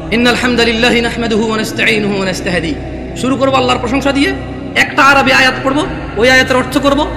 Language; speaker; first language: Bangla; early bilingual, heritage; Bangla